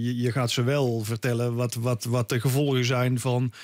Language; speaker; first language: Dutch; native; Dutch